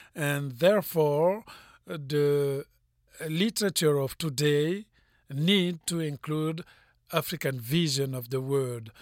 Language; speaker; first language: English; non-native, fluent; French